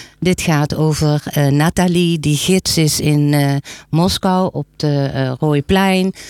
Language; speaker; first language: Dutch; native; Dutch